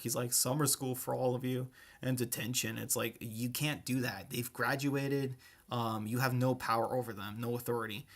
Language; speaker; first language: English; native; English